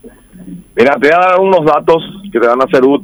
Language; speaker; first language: Spanish; native; Spanish